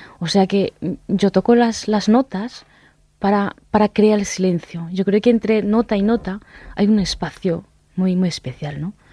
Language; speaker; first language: Spanish; non-native, fluent; Japanese